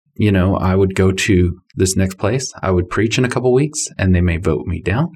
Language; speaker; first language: English; native; English